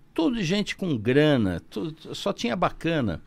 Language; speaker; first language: Portuguese; native; Portuguese